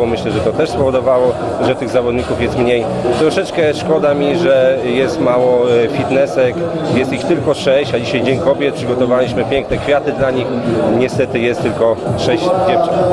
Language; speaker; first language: Polish; native; Polish